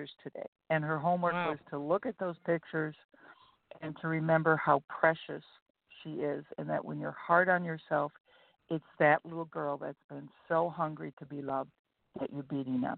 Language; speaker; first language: English; native; English